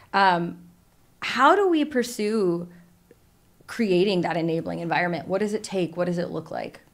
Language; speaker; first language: English; native; English